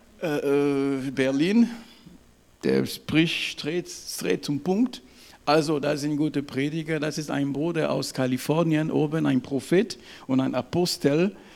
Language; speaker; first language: German; non-native, fluent; French